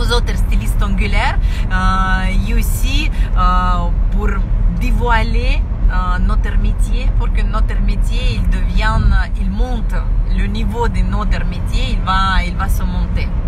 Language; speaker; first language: French; non-native, fluent; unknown